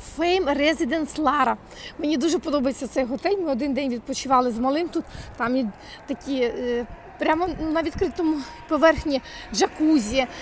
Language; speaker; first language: Ukrainian; native; Ukrainian